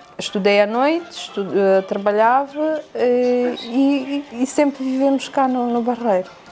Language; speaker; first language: Portuguese; native; Portuguese